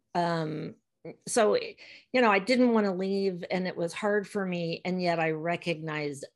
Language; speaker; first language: English; native; English